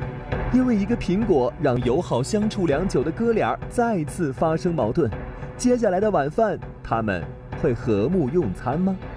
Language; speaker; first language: Chinese; native; Chinese